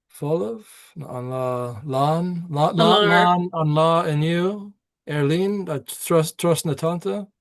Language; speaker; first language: Irish; non-native, learner; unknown